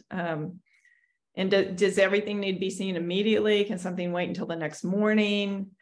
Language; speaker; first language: English; native; English